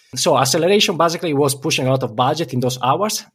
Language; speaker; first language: English; non-native, fluent; Italian